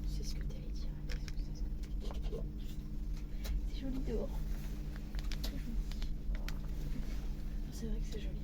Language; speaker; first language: French; native; French